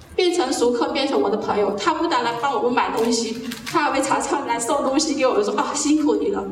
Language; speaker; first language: Chinese; native; Chinese